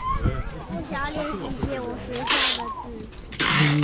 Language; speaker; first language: Chinese; early bilingual, heritage; Chinese